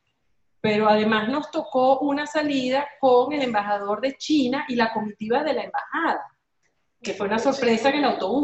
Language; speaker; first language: Spanish; native; Spanish